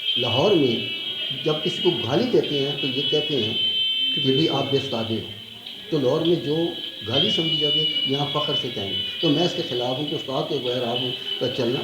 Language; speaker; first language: Urdu; non-native, local second language; Punjabi